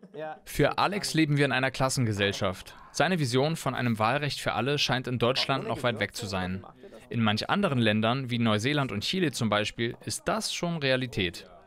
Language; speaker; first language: German; native; German